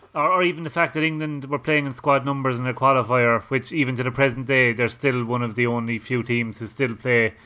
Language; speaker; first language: English; native; English